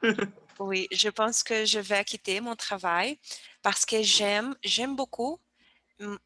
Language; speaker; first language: French; non-native, learner; Portuguese